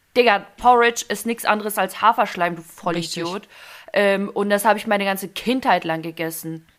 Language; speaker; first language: German; early bilingual, other home language; Ukrainian